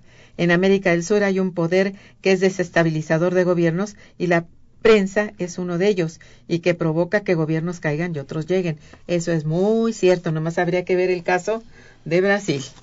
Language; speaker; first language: Spanish; native; Spanish